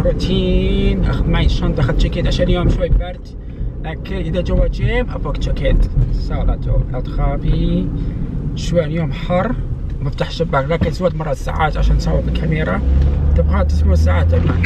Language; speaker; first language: Arabic; non-native, learner; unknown